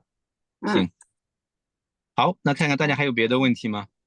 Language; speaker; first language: Chinese; native; Chinese